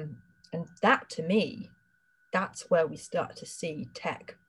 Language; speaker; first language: English; native; English